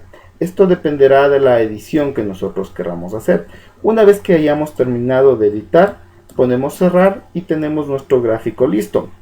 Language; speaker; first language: Spanish; native; Spanish